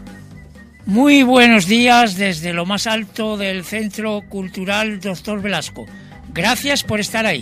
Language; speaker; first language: Spanish; native; Spanish